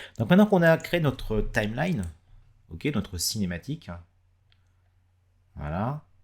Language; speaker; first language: French; native; French